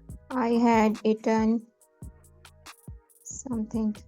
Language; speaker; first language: English; non-native, learner; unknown